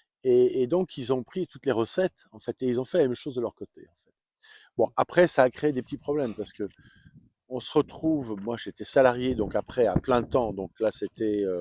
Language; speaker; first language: French; native; French